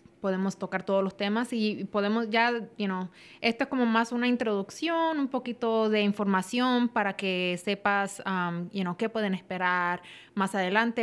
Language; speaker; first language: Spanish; early bilingual, heritage; Spanish